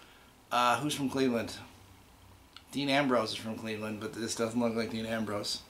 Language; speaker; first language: English; native; English